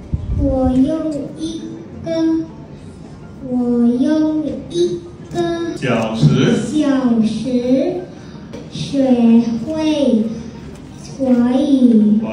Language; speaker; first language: Chinese; non-native, learner; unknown